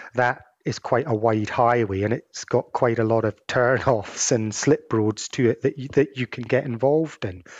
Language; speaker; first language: English; native; English